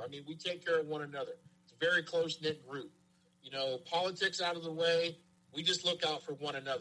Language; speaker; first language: English; native; English